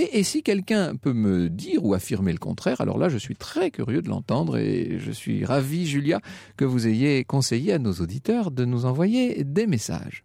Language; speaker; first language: French; native; French